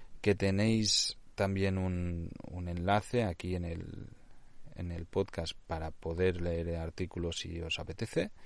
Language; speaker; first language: Spanish; non-native, local second language; Catalan